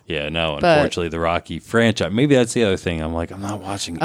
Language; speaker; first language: English; native; English